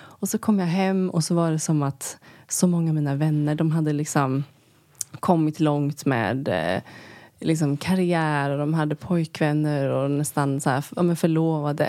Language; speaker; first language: Swedish; native; Swedish